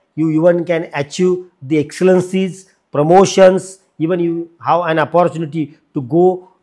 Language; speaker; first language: English; non-native, local second language; Marathi